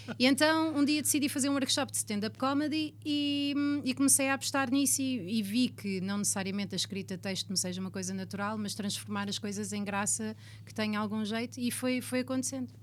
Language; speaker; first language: Portuguese; native; Portuguese